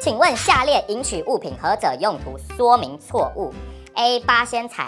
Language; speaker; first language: Chinese; native; Chinese